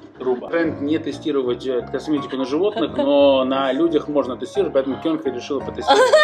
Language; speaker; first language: Russian; native; Russian